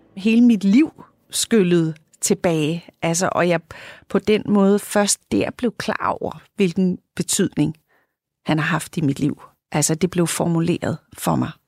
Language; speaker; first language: Danish; native; Danish